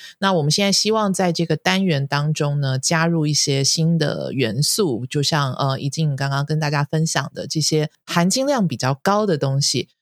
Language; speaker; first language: Chinese; native; Chinese